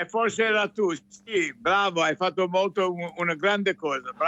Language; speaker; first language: Italian; non-native, fluent; English